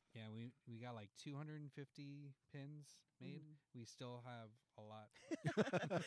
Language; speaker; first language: English; early bilingual, other home language; Spanish